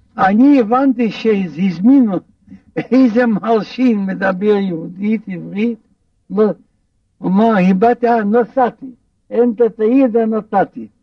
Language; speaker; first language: Hebrew; non-native, fluent; Russian